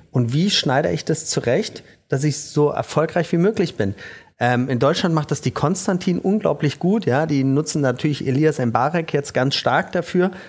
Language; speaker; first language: German; native; German